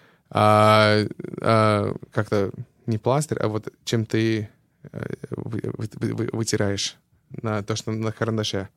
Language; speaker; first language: Russian; non-native, fluent; English